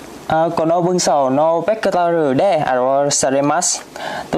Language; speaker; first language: Japanese; non-native, learner; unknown